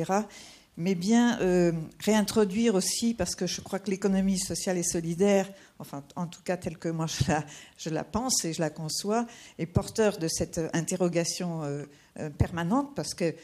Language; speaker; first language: French; native; French